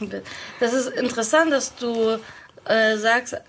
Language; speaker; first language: German; early bilingual, other home language; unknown